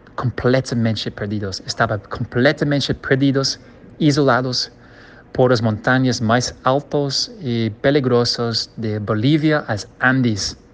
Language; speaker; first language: Portuguese; non-native, learner; English